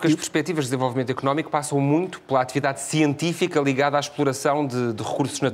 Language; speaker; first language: Portuguese; native; Portuguese